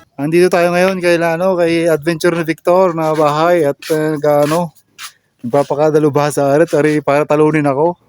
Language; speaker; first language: Filipino; native; Filipino